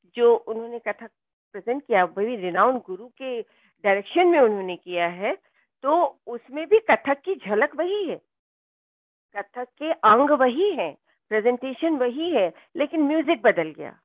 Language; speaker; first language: Hindi; native; Hindi